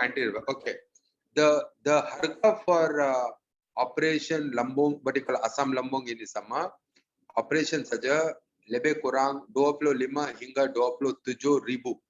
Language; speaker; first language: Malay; non-native, local second language; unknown